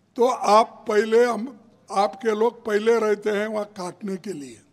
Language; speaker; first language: Hindi; non-native, local second language; Kannada